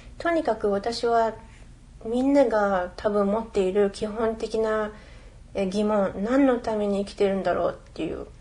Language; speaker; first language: Japanese; early bilingual, other home language; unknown